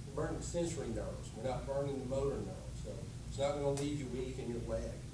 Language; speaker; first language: English; native; English